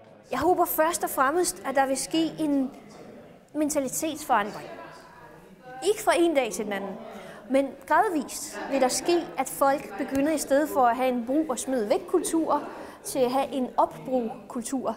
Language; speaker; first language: Danish; non-native, fluent; Russian